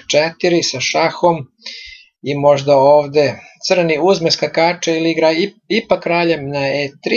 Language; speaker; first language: Serbian; native; Serbian